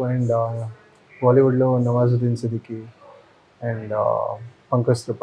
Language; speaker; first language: Telugu; non-native, fluent; Tamil